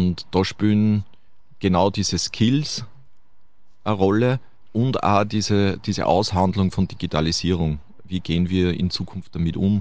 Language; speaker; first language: German; native; German